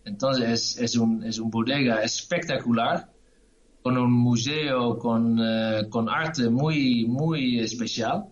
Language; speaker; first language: Spanish; non-native, learner; Dutch